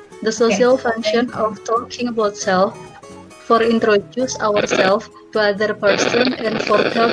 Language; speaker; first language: English; non-native, learner; Indonesian